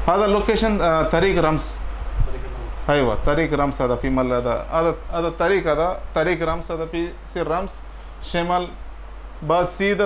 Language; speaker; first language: Arabic; non-native, learner; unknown